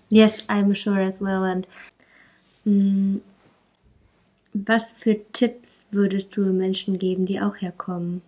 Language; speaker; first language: German; native; German